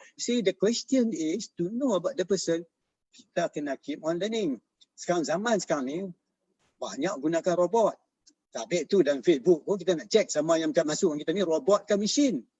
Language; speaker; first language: Malay; native; Malay